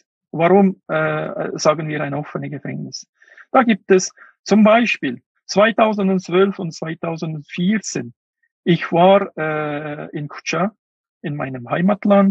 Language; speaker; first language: German; non-native, fluent; Uyghur